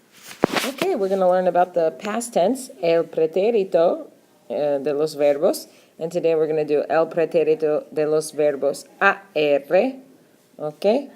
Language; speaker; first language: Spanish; non-native, fluent; English